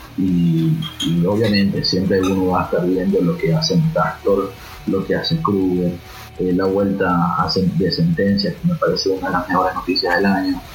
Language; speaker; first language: Spanish; native; Spanish